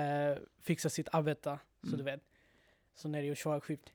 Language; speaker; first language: Swedish; non-native, learner; Bangla